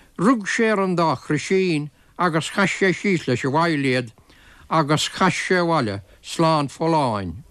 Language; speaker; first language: Irish; native; Irish